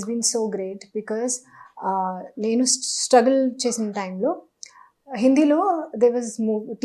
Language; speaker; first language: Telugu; non-native, learner; Hindi